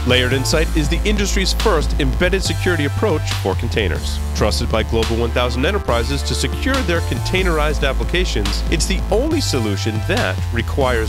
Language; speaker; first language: English; native; English